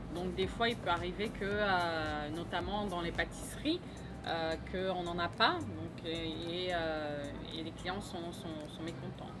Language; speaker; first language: French; early bilingual, other home language; Greek